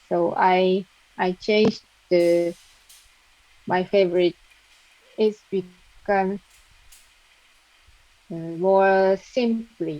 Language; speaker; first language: English; non-native, learner; Japanese